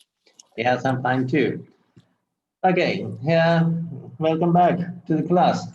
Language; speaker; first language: English; non-native, local second language; Urdu